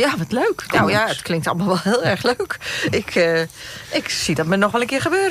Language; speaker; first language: Dutch; native; Dutch